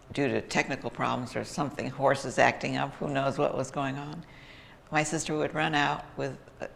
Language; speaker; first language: English; native; English